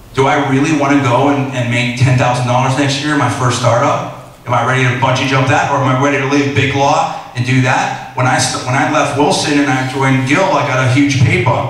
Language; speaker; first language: English; native; English